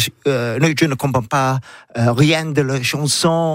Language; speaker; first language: French; non-native, learner; English